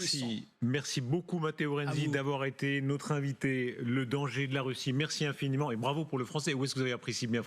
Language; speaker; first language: French; native; French